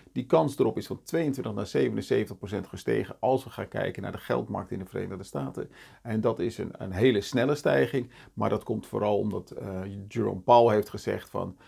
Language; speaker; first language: Dutch; native; Dutch